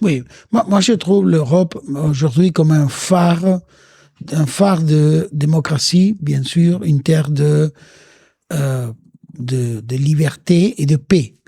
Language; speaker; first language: French; non-native, fluent; Spanish